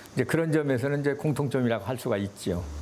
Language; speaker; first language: Korean; native; Korean